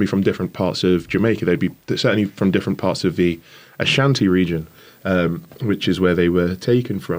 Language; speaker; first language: English; native; English